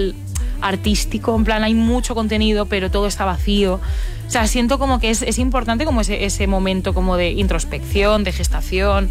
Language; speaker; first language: Spanish; native; Spanish